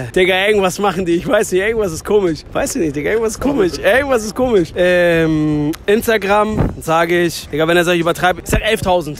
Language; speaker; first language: German; early bilingual, other home language; Turkish